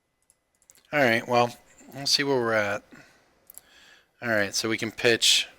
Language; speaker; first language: English; native; English